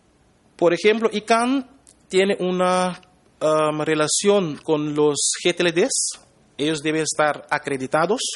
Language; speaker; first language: Spanish; non-native, fluent; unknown